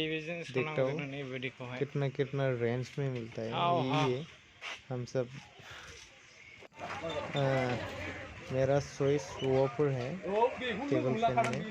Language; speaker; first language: Hindi; non-native, local second language; Bodo